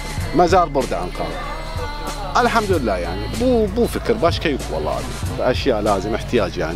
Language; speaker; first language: Turkish; non-native, learner; Arabic